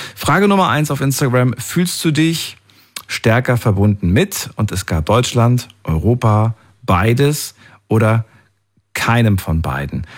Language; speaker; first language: German; native; German